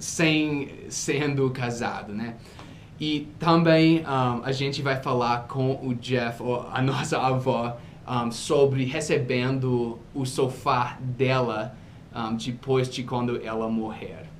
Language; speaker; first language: Portuguese; non-native, fluent; English